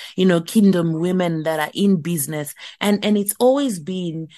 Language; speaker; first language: English; non-native, local second language; Shona